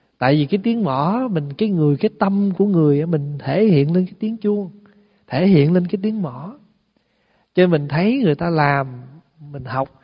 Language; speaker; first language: Vietnamese; early bilingual, heritage; Vietnamese